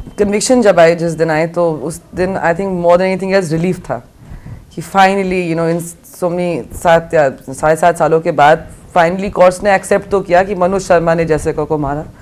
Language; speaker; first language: Hindi; native; Hindi